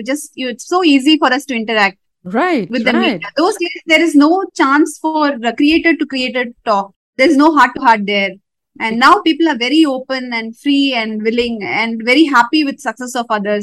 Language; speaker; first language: English; non-native, local second language; Tamil